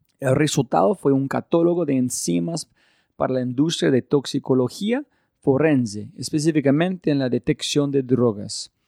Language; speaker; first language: Spanish; non-native, fluent; English